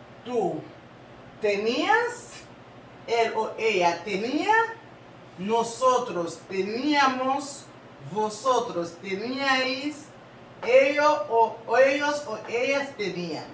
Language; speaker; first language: Spanish; non-native, learner; Haitian Creole